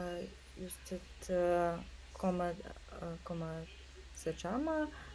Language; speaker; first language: Spanish; non-native, learner; Russian